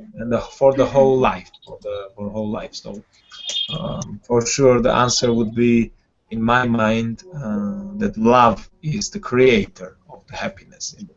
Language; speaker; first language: English; non-native, fluent; Georgian